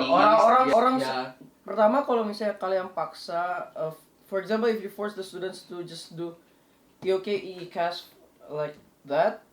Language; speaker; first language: English; non-native, local second language; Indonesian